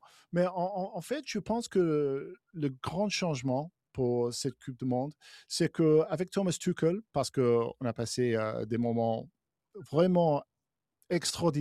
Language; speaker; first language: French; non-native, fluent; English